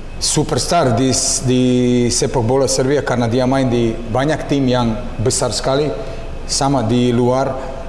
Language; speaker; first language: Indonesian; non-native, learner; Serbian